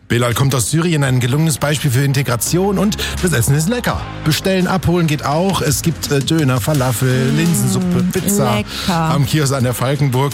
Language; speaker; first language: German; native; German